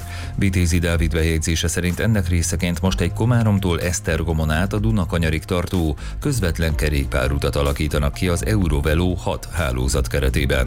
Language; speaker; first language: Hungarian; native; Hungarian